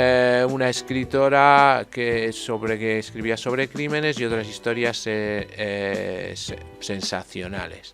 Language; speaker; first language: Spanish; native; Spanish